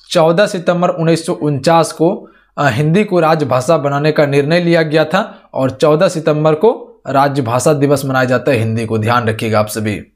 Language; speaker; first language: Hindi; native; Hindi